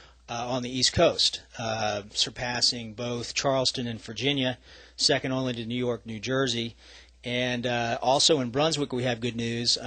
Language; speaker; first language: English; native; English